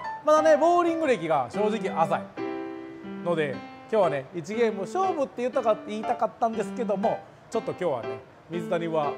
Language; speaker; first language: Japanese; native; Japanese